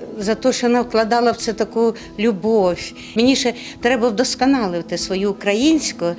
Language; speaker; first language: Ukrainian; non-native, local second language; Russian